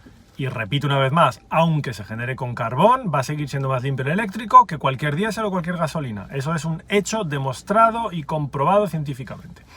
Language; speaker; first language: Spanish; native; Spanish